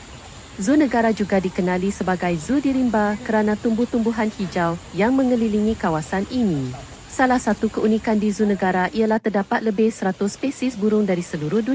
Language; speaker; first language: Malay; native; Malay